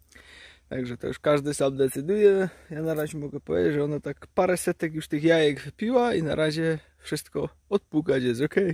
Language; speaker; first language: Polish; native; Polish